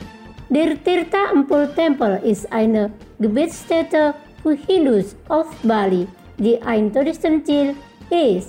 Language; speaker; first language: German; non-native, learner; Indonesian